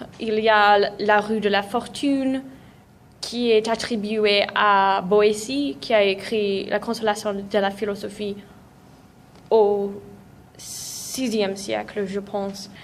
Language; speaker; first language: French; non-native, fluent; English